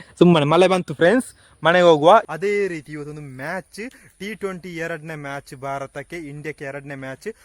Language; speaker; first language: Kannada; non-native, local second language; Tulu